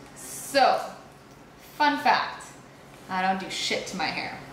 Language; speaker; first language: English; early bilingual, other home language; Spanish